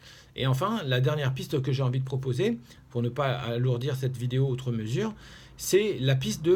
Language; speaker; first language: French; native; French